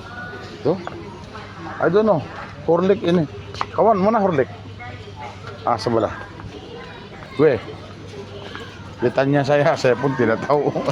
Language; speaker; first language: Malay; non-native, learner; Filipino